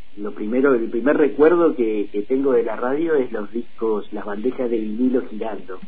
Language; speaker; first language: Spanish; native; Spanish